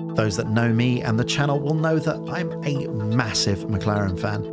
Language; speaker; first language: English; native; English